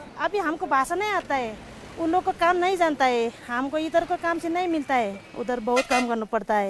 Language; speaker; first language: Hindi; non-native, learner; Nepali